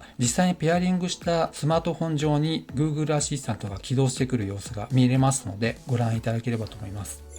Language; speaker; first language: Japanese; native; Japanese